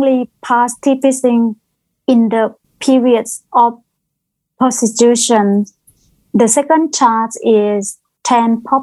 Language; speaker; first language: English; non-native, learner; Thai